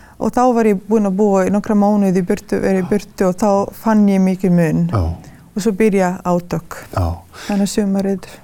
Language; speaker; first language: Icelandic; non-native, fluent; Serbian